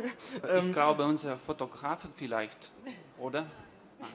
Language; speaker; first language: German; non-native, learner; Lithuanian